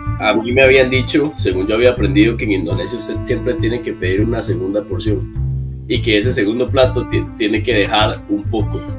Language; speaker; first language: Spanish; native; Spanish